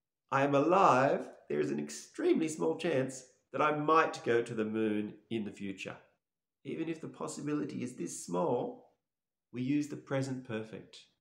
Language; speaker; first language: English; native; English